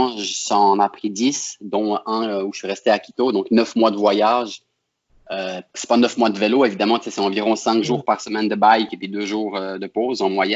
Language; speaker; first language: French; native; French